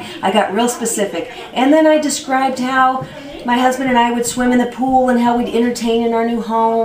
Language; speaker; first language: English; native; English